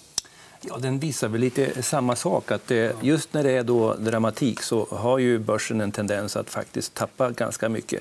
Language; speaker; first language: Swedish; native; Swedish